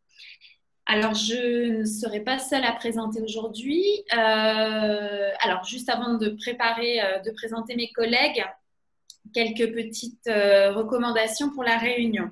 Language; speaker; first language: French; native; French